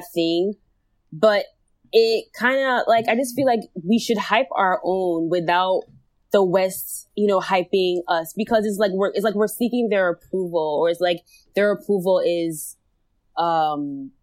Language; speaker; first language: English; non-native, local second language; Akan